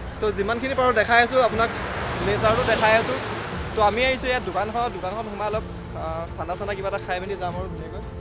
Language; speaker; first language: Assamese; native; Assamese